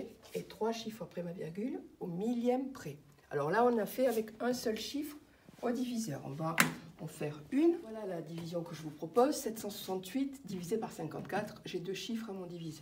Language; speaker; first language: French; native; French